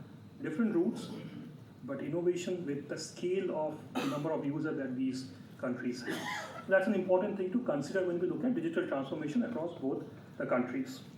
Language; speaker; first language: English; non-native, local second language; Bangla